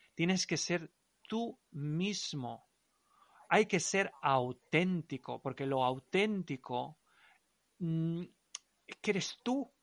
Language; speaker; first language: Spanish; non-native, local second language; Catalan